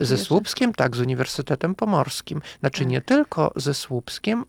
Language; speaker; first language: Polish; non-native, fluent; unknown